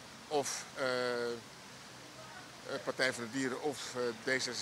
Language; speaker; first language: Dutch; native; Dutch